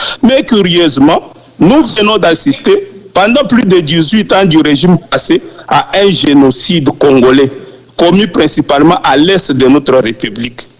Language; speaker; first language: French; non-native, local second language; Lingala